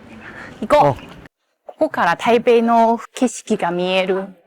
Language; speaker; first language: Japanese; non-native, fluent; Chinese